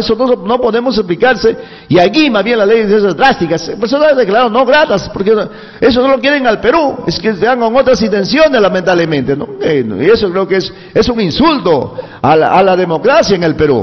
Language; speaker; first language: Spanish; native; Spanish